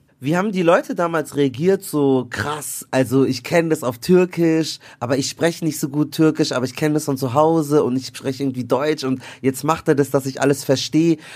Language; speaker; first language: German; native; German